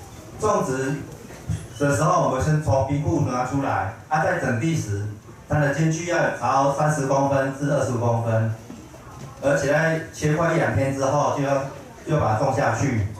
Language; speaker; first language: Chinese; native; Chinese